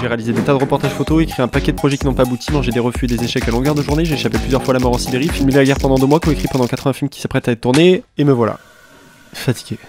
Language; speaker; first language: French; native; French